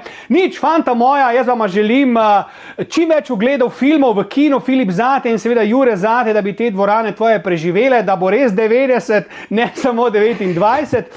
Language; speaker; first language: Slovenian; native; Slovenian